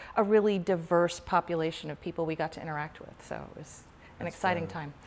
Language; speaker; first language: English; native; English